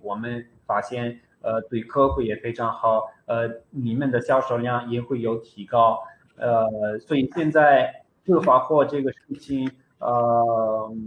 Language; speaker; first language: Chinese; non-native, fluent; Romanian